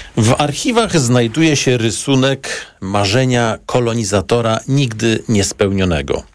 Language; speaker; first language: Polish; native; Polish